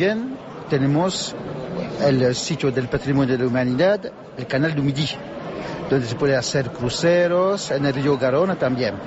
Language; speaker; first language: Spanish; non-native, learner; French